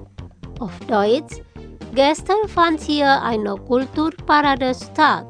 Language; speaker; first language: German; non-native, fluent; Indonesian